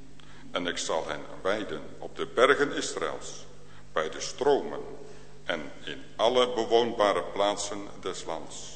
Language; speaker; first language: Dutch; native; Dutch